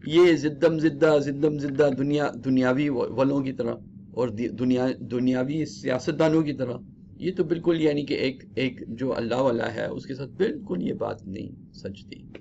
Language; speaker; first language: Urdu; early bilingual, heritage; Urdu